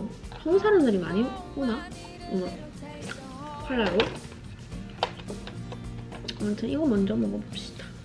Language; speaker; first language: Korean; non-native, fluent; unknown